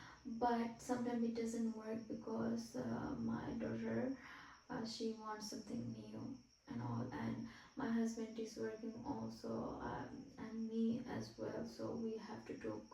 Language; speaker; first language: English; non-native, fluent; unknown